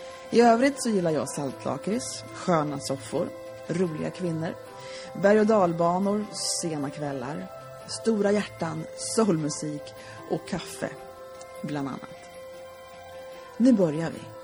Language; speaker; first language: Swedish; native; Swedish